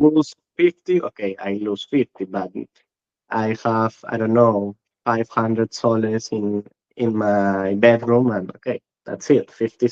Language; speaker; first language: English; non-native, learner; Spanish